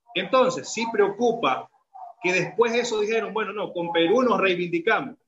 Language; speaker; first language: Spanish; native; Spanish